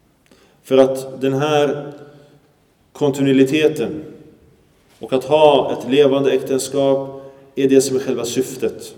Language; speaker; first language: Swedish; early bilingual, other home language; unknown